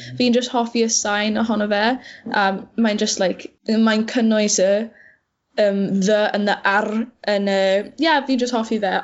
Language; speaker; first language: Welsh; non-native, local second language; English